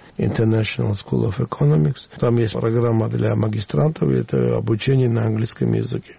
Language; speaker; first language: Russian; non-native, local second language; Georgian